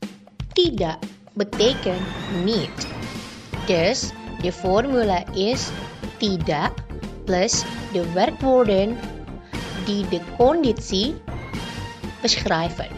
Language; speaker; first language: Dutch; non-native, fluent; Indonesian